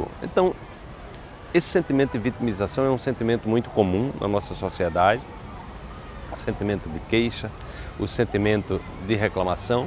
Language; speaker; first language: Portuguese; native; Portuguese